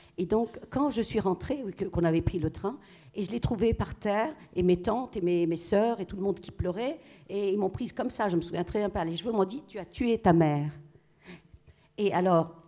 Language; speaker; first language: French; non-native, local second language; Arabic